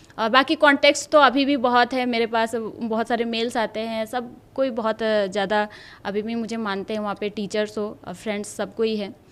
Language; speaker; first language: Hindi; native; Hindi